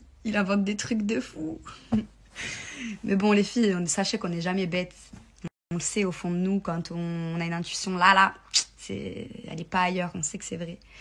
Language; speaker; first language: French; native; French